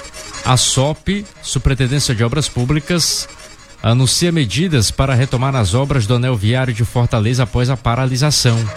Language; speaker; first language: Portuguese; native; Portuguese